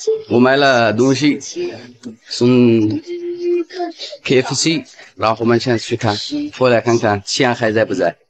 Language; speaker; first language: Chinese; non-native, fluent; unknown